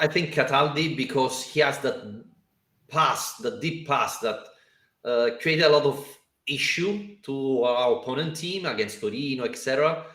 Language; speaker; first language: English; non-native, fluent; Italian